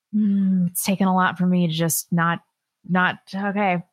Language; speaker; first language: English; native; English